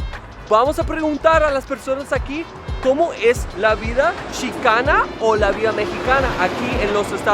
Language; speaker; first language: Spanish; non-native, fluent; English